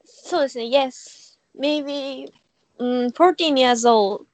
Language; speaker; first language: English; non-native, learner; Japanese